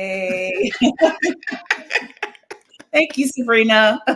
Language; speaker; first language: English; native; English